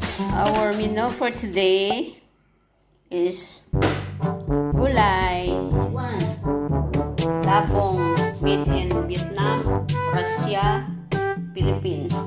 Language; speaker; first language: English; non-native, local second language; Cebuano